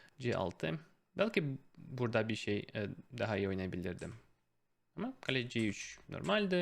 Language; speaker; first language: Turkish; non-native, fluent; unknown